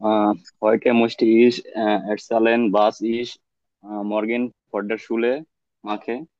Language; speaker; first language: German; non-native, learner; Bangla